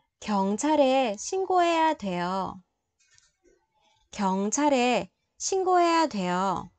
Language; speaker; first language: Korean; non-native, fluent; Vietnamese